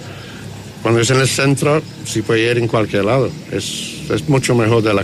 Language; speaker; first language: Spanish; non-native, learner; English